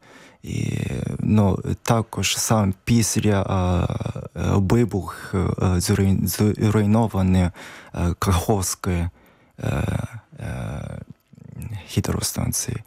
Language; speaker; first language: Ukrainian; non-native, learner; Japanese